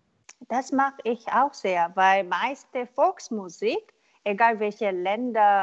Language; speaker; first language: German; non-native, learner; Korean